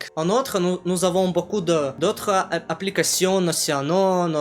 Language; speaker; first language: French; non-native, learner; Russian